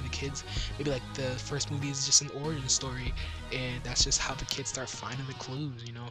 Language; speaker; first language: English; native; English